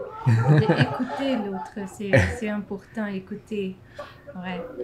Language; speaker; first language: French; non-native, fluent; Portuguese